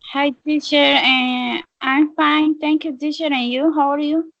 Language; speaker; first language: English; non-native, learner; Spanish